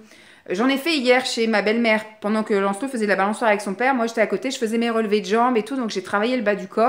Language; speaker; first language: French; native; French